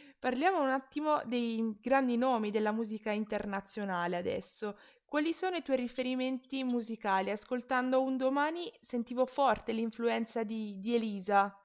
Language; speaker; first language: Italian; native; Italian